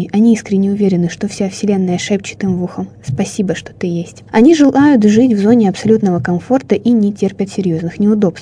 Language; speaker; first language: Russian; native; Russian